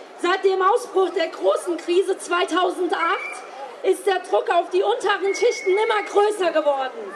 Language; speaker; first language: German; early bilingual, other home language; Turkish